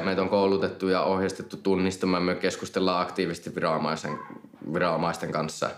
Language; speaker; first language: Finnish; native; Finnish